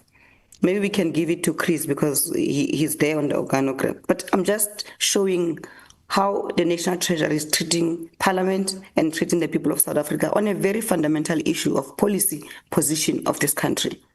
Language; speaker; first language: English; non-native, local second language; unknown